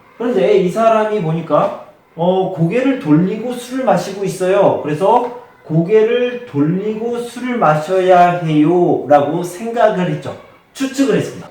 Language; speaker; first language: Korean; native; Korean